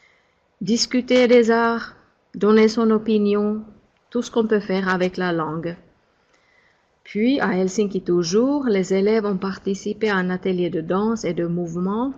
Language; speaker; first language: French; non-native, fluent; Finnish